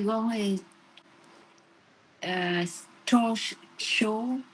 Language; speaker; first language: French; non-native, learner; Vietnamese